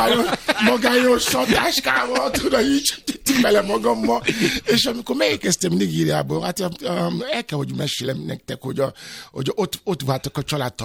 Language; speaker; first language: Hungarian; non-native, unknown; Yoruba